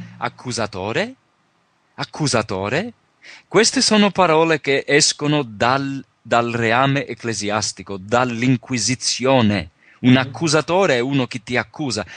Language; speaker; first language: Italian; early bilingual, heritage; Italian